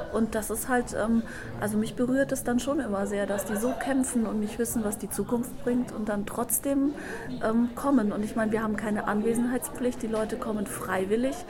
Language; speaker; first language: German; native; German